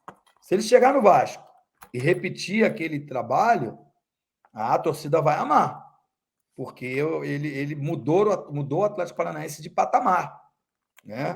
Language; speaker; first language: Portuguese; native; Portuguese